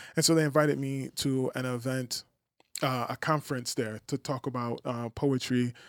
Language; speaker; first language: English; native; English